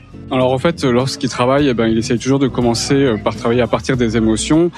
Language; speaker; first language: French; native; French